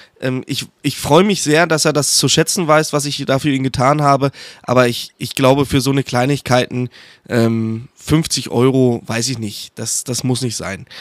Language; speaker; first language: German; native; German